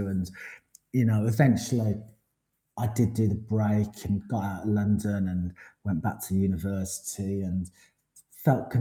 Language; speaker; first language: English; native; English